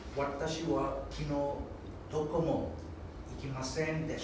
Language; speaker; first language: Japanese; non-native, learner; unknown